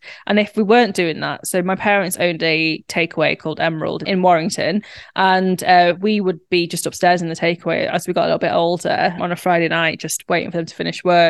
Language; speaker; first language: English; native; English